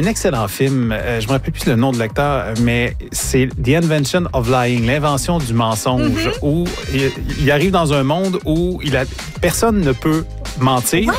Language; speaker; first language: French; native; French